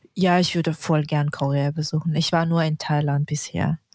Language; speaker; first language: German; non-native, fluent; Russian